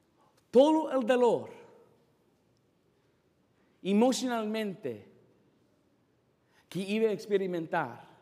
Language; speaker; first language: Spanish; non-native, fluent; English